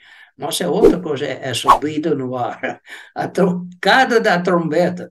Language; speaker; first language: Portuguese; non-native, fluent; English